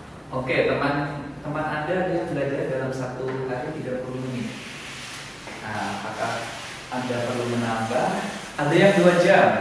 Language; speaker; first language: Indonesian; native; Indonesian